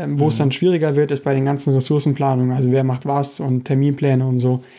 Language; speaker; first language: German; native; German